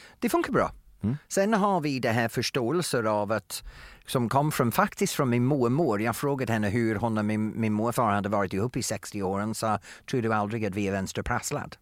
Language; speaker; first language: Swedish; non-native, fluent; English